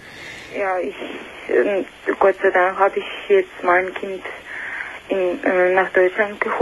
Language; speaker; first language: German; non-native, learner; Russian